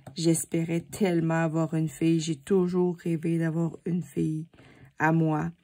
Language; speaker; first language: French; native; French